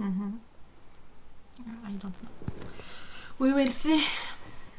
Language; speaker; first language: English; non-native, learner; French